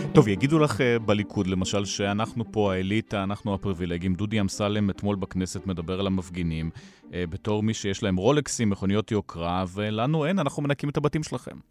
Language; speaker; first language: Hebrew; native; Hebrew